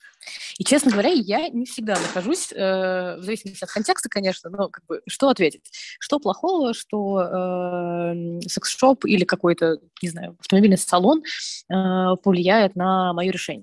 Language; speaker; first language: Russian; native; Russian